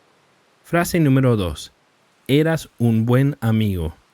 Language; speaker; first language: Spanish; non-native, fluent; English